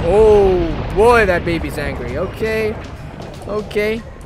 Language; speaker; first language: English; non-native, local second language; Filipino